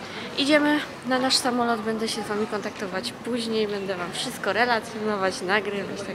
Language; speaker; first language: Polish; native; Polish